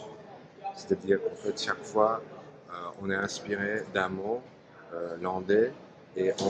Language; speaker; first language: French; non-native, fluent; Turkish